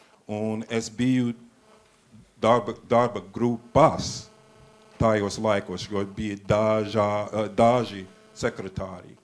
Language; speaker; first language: Latvian; non-native, fluent; English